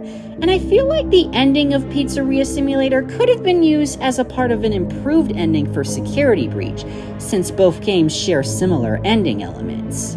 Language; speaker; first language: English; native; English